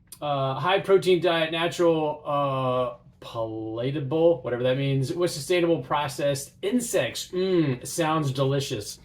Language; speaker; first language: English; native; English